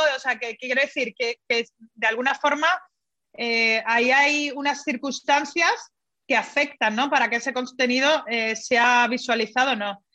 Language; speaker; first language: Spanish; native; Spanish